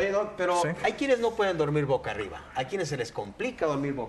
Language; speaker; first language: Spanish; native; Spanish